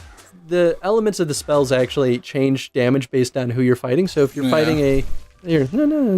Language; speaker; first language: English; native; English